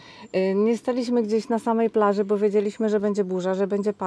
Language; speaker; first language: Polish; native; Polish